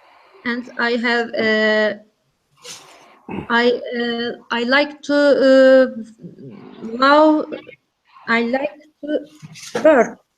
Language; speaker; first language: English; non-native, learner; Turkish